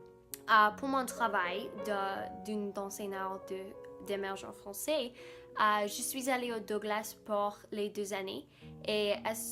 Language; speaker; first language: French; non-native, local second language; English